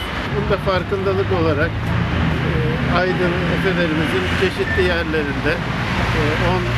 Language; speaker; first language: Turkish; native; Turkish